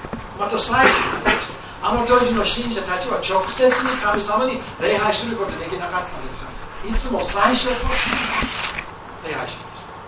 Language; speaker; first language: Japanese; non-native, fluent; English